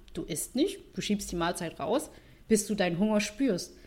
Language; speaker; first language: German; non-native, fluent; Vietnamese